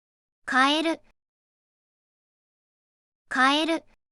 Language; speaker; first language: Japanese; native; Japanese